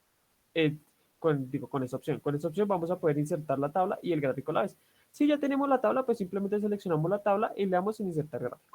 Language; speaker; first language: Spanish; native; Spanish